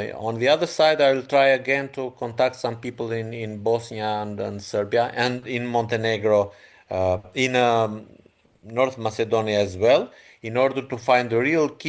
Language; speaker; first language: English; non-native, fluent; Albanian